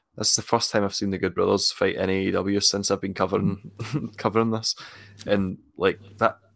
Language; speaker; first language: English; native; English